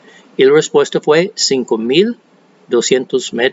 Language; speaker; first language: Spanish; non-native, fluent; English